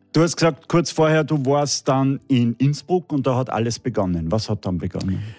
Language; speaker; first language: German; native; German